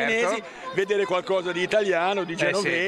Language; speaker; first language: Italian; native; Italian